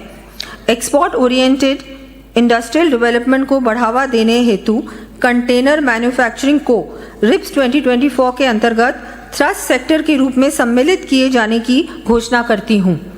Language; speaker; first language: Hindi; native; Hindi